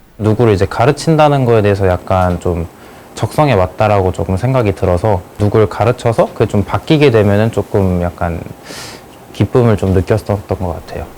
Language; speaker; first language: Korean; native; Korean